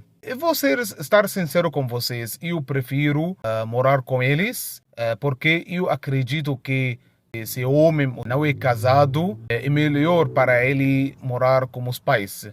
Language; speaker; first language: Portuguese; non-native, fluent; Arabic